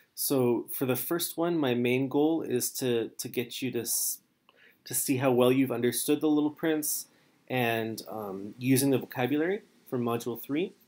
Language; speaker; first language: English; native; English